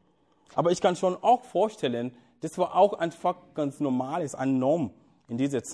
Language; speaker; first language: German; non-native, fluent; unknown